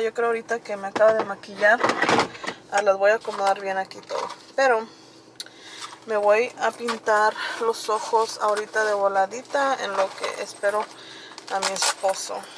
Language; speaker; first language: Spanish; early bilingual, heritage; Spanish